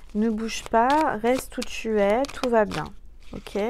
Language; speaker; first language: French; native; French